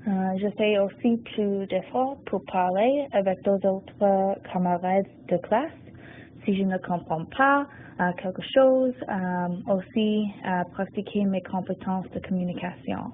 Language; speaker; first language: French; non-native, learner; English